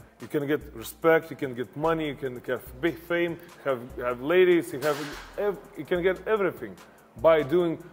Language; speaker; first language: English; non-native, fluent; Lithuanian